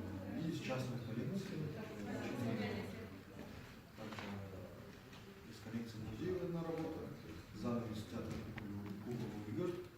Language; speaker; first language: Russian; native; Russian